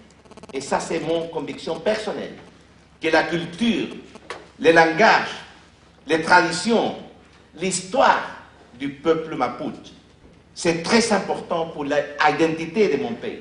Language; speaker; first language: French; non-native, fluent; Spanish